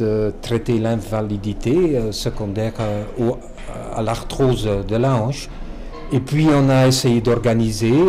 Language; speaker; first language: French; non-native, fluent; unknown